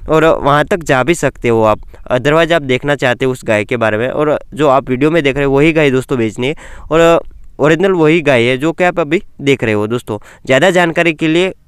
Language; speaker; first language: Hindi; non-native, local second language; Gujarati